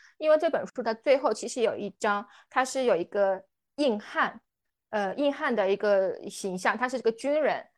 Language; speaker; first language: Chinese; native; Chinese